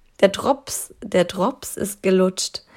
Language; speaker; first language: German; native; German